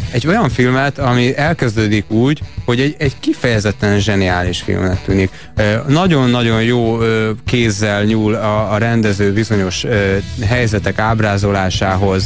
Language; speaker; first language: Hungarian; native; Hungarian